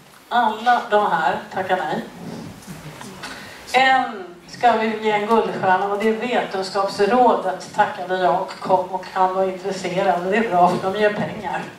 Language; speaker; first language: Swedish; native; Swedish